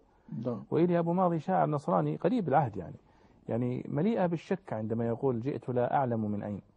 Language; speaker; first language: Arabic; native; Arabic